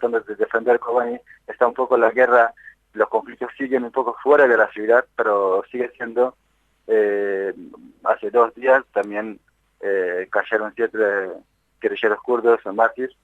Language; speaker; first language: Spanish; non-native, fluent; Kurdish